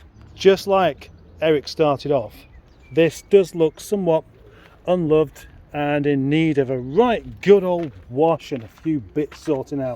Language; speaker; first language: English; native; English